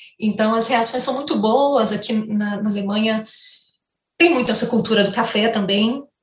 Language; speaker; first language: Portuguese; native; Portuguese